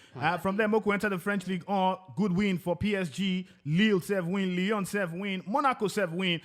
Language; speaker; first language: Nigerian Pidgin; non-native, local second language; Igbo